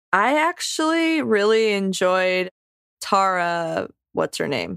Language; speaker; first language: English; native; English